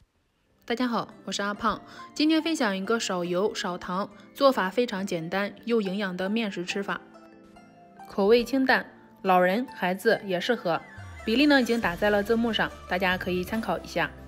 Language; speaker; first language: Chinese; native; Chinese